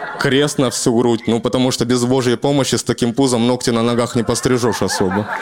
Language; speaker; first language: Russian; native; Russian